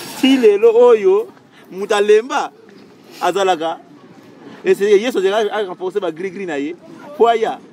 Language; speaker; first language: Lingala; non-native, local second language; Kongo